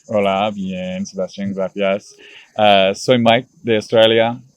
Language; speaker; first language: Spanish; non-native, learner; English